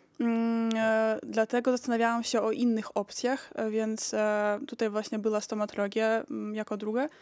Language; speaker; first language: Polish; early bilingual, heritage; Polish